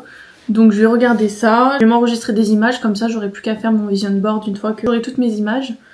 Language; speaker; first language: French; native; French